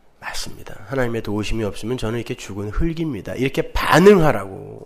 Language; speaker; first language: Korean; native; Korean